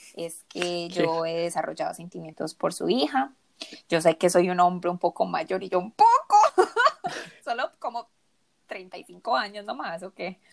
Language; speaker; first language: Spanish; native; Spanish